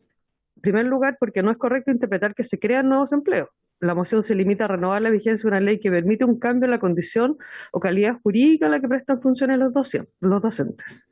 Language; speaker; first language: Spanish; native; Spanish